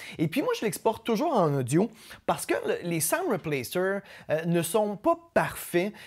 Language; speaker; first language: French; native; French